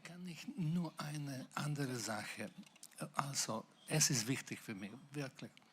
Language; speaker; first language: German; non-native, fluent; Slovenian